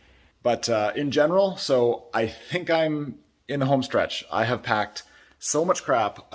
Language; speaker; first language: English; native; English